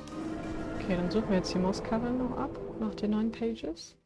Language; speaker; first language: German; native; German